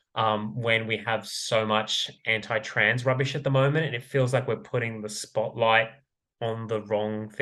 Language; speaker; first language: English; native; English